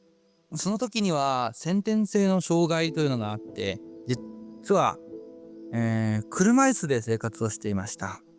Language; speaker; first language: Japanese; native; Japanese